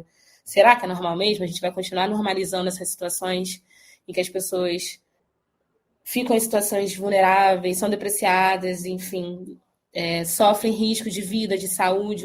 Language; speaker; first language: Portuguese; native; Portuguese